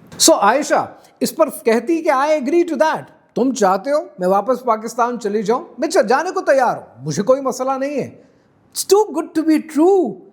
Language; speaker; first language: Urdu; non-native, local second language; Punjabi